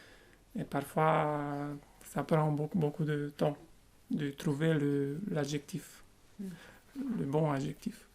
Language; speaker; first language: French; non-native, fluent; Romanian